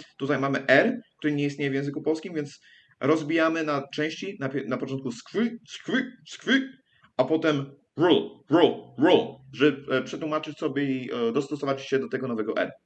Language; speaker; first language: Polish; early bilingual, heritage; English